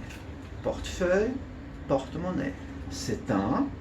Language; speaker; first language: French; non-native, fluent; Portuguese